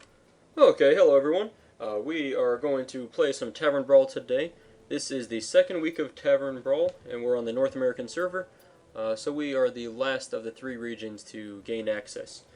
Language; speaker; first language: English; native; English